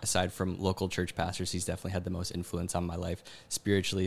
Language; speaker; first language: English; native; English